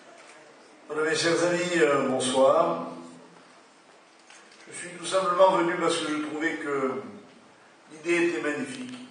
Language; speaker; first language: French; native; French